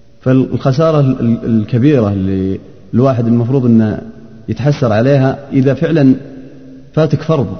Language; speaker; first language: Arabic; native; Arabic